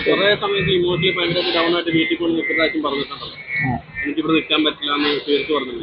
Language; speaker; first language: Malayalam; native; Malayalam